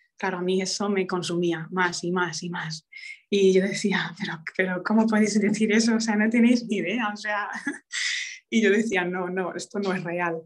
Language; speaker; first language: Spanish; early bilingual, other home language; Romanian